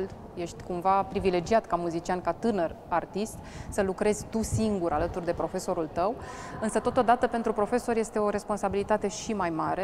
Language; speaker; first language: Romanian; native; Romanian